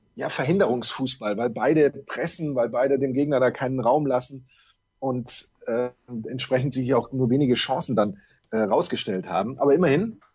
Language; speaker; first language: German; native; German